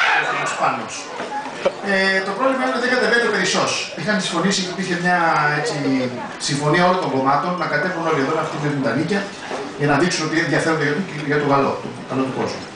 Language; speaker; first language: Greek; native; Greek